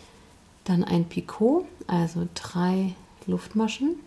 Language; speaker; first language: German; native; German